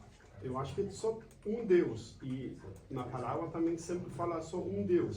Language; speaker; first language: Portuguese; non-native, learner; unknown